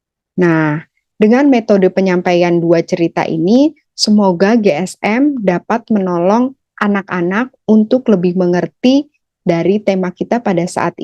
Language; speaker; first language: Indonesian; native; Indonesian